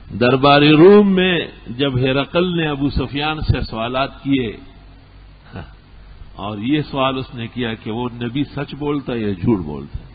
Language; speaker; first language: Urdu; non-native, local second language; Pashto